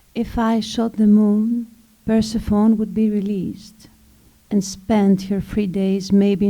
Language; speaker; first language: English; non-native, fluent; Greek